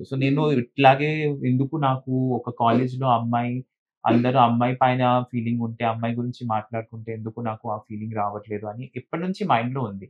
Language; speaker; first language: Telugu; non-native, fluent; Bangla